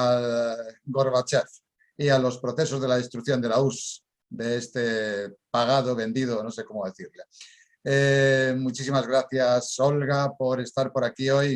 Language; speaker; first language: Spanish; native; Spanish